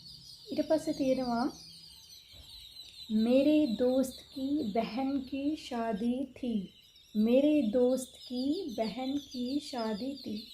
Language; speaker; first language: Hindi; non-native, fluent; Sinhala